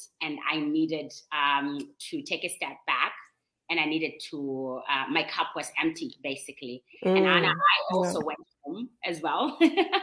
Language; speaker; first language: English; non-native, local second language; Shona